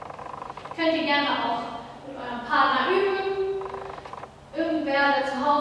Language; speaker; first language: German; native; German